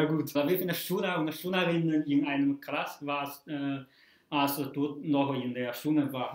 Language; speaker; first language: German; non-native, fluent; Chinese